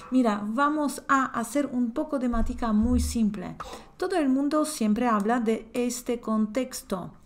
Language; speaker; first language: Spanish; non-native, fluent; Polish